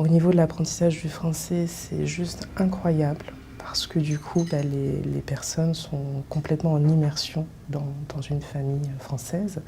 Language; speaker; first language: French; native; French